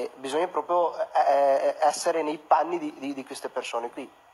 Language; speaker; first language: Italian; non-native, fluent; Urdu